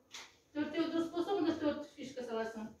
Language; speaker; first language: Kazakh; native; Kazakh